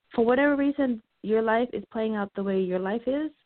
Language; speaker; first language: English; early bilingual, heritage; Lao